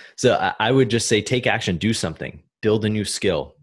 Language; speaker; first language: English; native; English